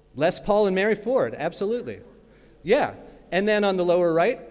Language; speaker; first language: English; native; English